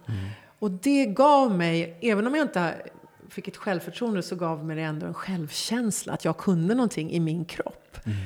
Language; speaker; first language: Swedish; early bilingual, other home language; Persian